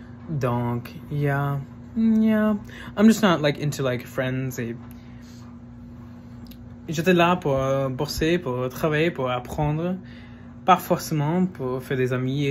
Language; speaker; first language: French; non-native, fluent; English